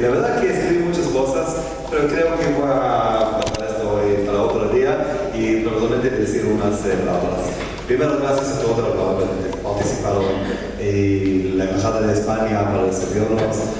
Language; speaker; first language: Spanish; non-native, learner; Hebrew